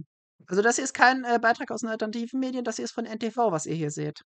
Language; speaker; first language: German; native; German